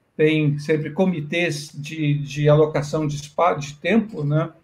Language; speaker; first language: Portuguese; native; Portuguese